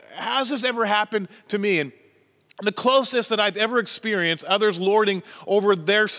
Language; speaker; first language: English; native; English